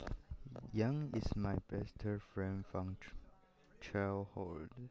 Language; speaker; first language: English; non-native, learner; Chinese